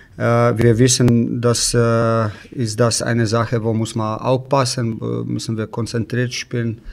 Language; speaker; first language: German; non-native, fluent; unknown